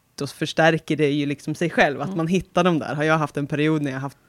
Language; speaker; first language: Swedish; native; Swedish